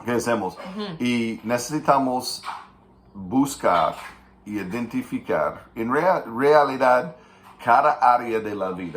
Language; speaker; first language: Spanish; non-native, fluent; English